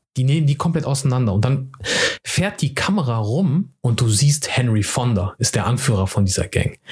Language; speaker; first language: German; early bilingual, other home language; Turkish